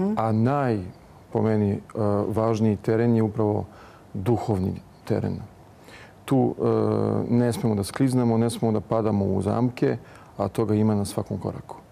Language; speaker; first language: Serbian; early bilingual, heritage; Serbian